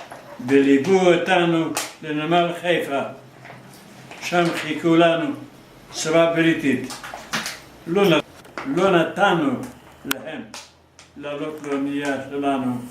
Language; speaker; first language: Hebrew; non-native, fluent; Hungarian